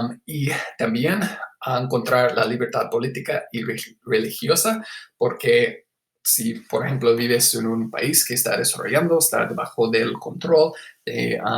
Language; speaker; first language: Spanish; non-native, fluent; English